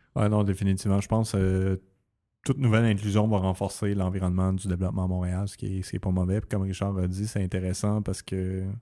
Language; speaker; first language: French; native; French